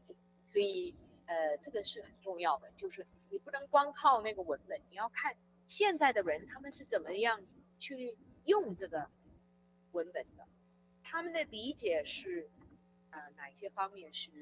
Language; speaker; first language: Chinese; early bilingual, heritage; English